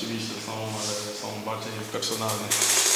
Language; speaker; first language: Polish; non-native, fluent; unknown